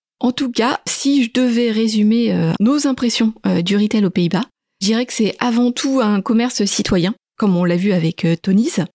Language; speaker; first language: French; native; French